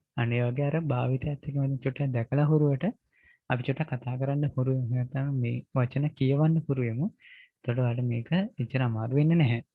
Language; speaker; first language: Sinhala; native; Sinhala